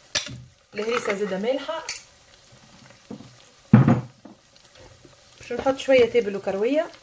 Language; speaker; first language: Arabic; native; Arabic